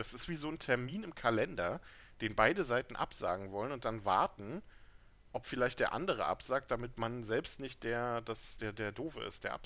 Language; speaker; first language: German; native; German